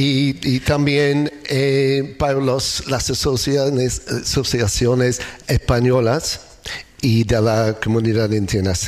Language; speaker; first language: Spanish; non-native, learner; English